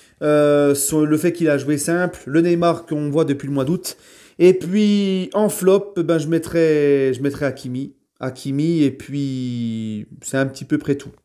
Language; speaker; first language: French; native; French